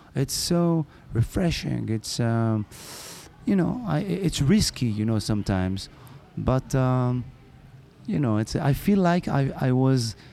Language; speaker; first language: English; non-native, fluent; Arabic